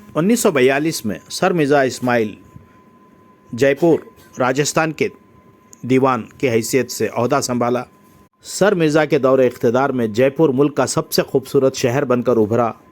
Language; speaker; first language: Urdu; native; Urdu